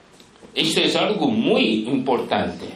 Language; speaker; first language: Spanish; non-native, fluent; Portuguese